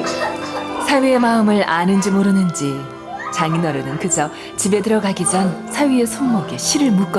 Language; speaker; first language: Korean; native; Korean